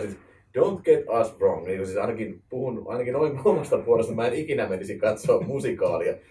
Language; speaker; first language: Finnish; native; Finnish